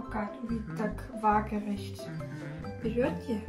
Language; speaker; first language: Russian; early bilingual, heritage; Russian